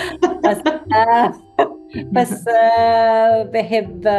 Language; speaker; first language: Arabic; non-native, learner; English